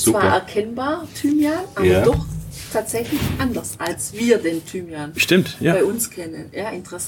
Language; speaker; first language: German; native; German